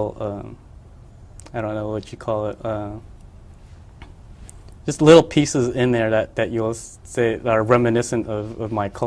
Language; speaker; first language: English; early bilingual, other home language; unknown